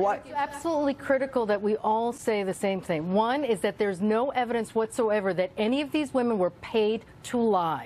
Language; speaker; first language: English; native; English